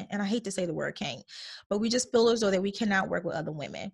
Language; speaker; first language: English; native; English